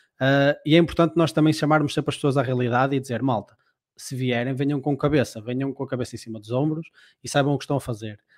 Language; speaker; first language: Portuguese; native; Portuguese